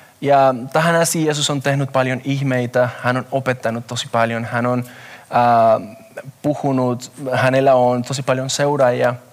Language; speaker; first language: Finnish; non-native, fluent; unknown